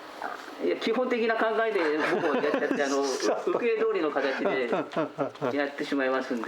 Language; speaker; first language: Japanese; native; Japanese